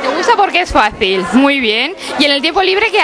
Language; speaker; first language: Spanish; native; Spanish